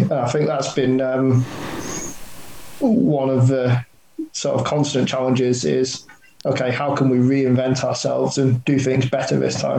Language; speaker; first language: English; native; English